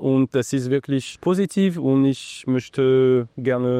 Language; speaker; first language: German; non-native, learner; English